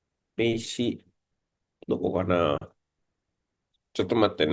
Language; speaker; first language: Japanese; non-native, learner; Indonesian